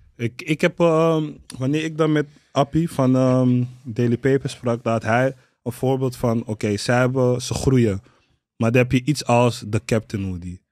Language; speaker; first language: Dutch; native; Dutch